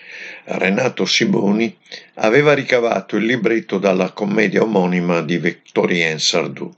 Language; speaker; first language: Italian; native; Italian